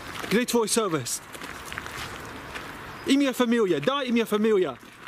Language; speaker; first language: Russian; non-native, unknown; English